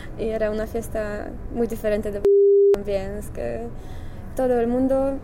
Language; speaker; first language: Spanish; non-native, learner; Polish